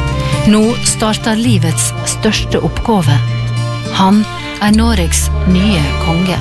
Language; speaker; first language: Norwegian; native; Norwegian